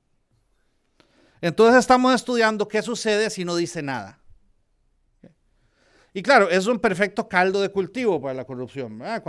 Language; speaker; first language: Spanish; native; Spanish